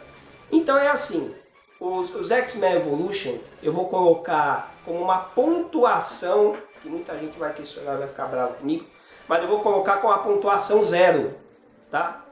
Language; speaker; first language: Portuguese; native; Portuguese